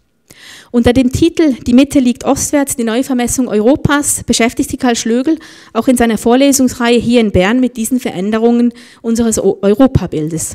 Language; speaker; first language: German; native; German